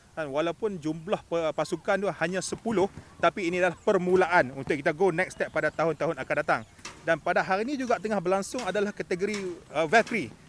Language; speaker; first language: Malay; native; Malay